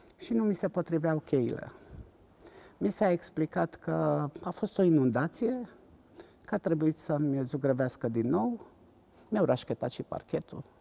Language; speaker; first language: Romanian; non-native, local second language; Hungarian